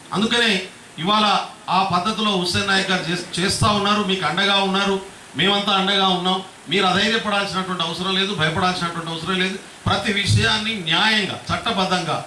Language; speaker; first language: Telugu; non-native, local second language; Lambadi